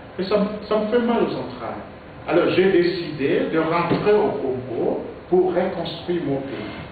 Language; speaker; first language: French; non-native, local second language; Lingala